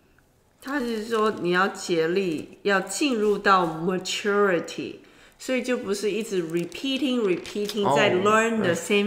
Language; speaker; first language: Chinese; native; Chinese